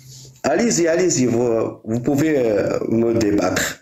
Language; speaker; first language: French; non-native, local second language; Arabic